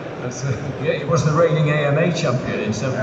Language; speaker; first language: English; native; English